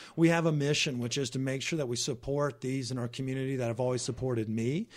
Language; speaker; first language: English; native; English